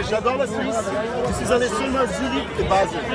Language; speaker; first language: French; non-native, fluent; Portuguese